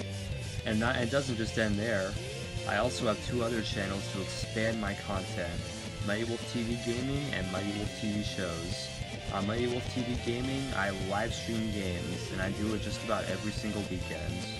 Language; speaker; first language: English; native; English